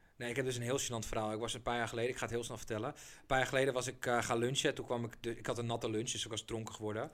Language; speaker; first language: Dutch; early bilingual, other home language; Persian